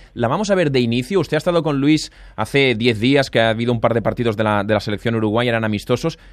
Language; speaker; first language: Spanish; non-native, local second language; Catalan